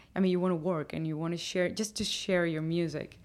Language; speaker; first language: English; non-native, fluent; Spanish